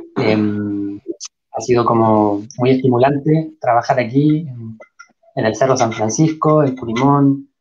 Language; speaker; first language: Spanish; native; Spanish